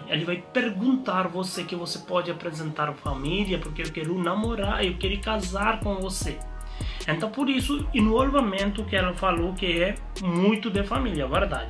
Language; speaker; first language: Portuguese; non-native, learner; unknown